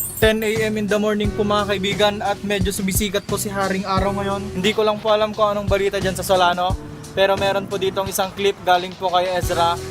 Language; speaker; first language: Filipino; non-native, local second language; Iloko